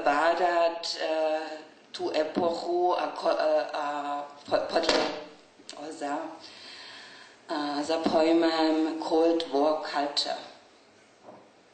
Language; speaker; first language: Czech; non-native, learner; German